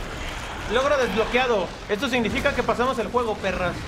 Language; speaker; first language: Spanish; native; Spanish